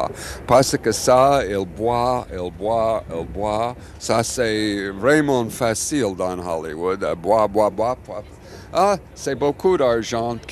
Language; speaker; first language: French; non-native, learner; English